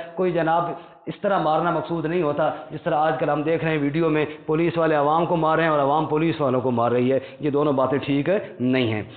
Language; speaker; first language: Urdu; non-native, local second language; Punjabi